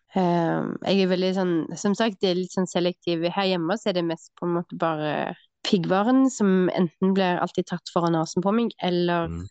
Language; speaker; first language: Norwegian; native; Norwegian